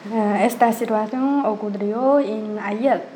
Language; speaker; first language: Spanish; non-native, learner; Chinese